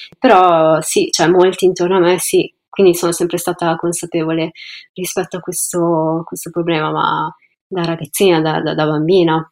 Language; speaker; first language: Italian; early bilingual, other home language; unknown